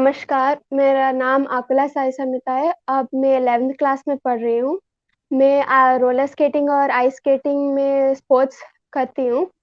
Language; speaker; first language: Hindi; non-native, local second language; Telugu